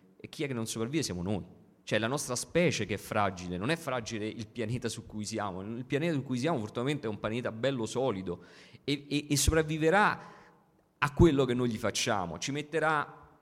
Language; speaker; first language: Italian; native; Italian